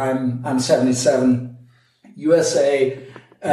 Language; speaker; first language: English; non-native, fluent; German